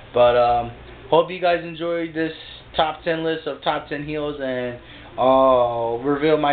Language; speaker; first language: English; native; English